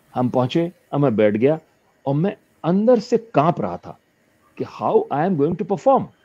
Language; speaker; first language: Hindi; native; Hindi